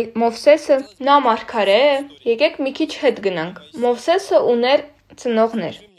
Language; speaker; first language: Armenian; non-native, local second language; Russian